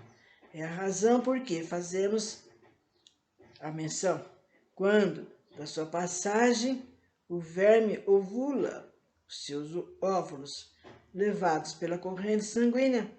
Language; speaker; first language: Portuguese; native; Portuguese